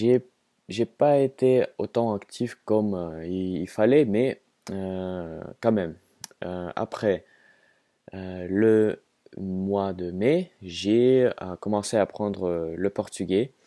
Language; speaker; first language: French; non-native, fluent; Russian